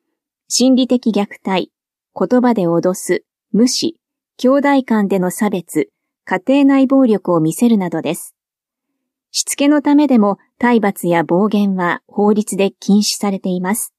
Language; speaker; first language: Japanese; native; Japanese